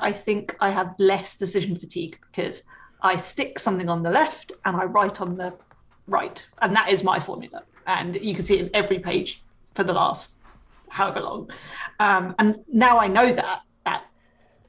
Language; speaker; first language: English; native; English